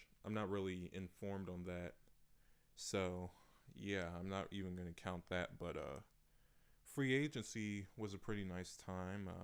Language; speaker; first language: English; native; English